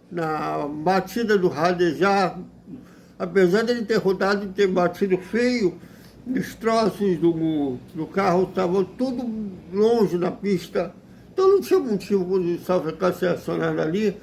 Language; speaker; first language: Portuguese; native; Portuguese